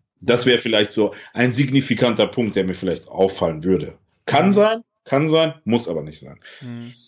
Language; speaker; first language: German; early bilingual, other home language; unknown